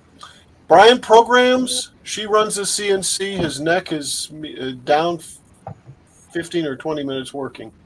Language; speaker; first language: English; native; English